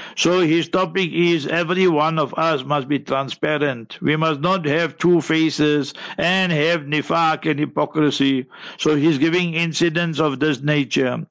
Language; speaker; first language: English; early bilingual, other home language; Urdu